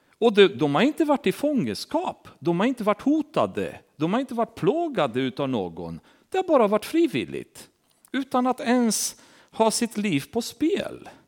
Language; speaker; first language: Swedish; non-native, fluent; Romanian